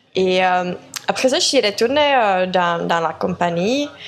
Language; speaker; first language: French; non-native, fluent; Czech